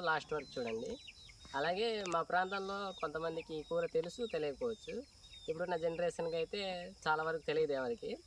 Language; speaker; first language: Telugu; non-native, local second language; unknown